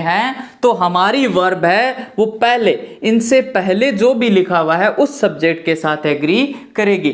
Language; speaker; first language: Hindi; native; Hindi